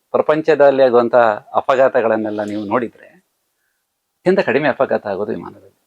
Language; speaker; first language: Kannada; native; Kannada